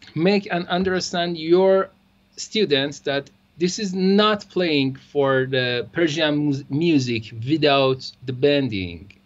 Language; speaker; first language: English; non-native, learner; Persian